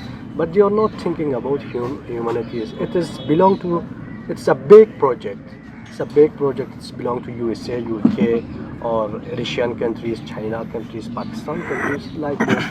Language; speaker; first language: English; non-native, learner; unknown